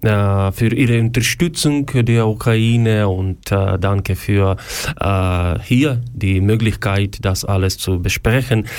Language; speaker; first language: German; non-native, learner; Ukrainian